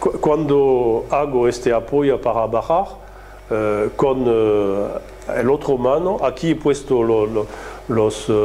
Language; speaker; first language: Spanish; non-native, fluent; French